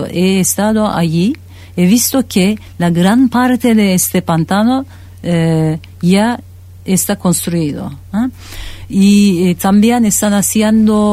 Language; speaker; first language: Spanish; non-native, fluent; Turkish